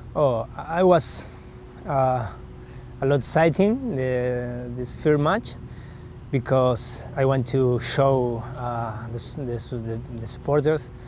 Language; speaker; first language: English; non-native, learner; Spanish